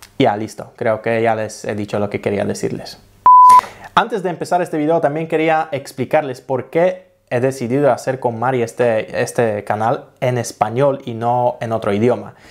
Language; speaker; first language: Spanish; non-native, fluent; Polish